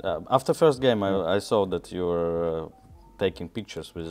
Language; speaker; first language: English; non-native, learner; Latvian